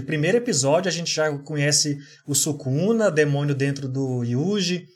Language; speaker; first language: Portuguese; native; Portuguese